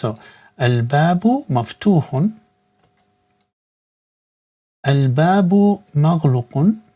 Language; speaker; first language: Arabic; non-native, fluent; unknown